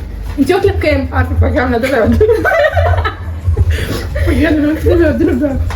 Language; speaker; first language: Arabic; native; Arabic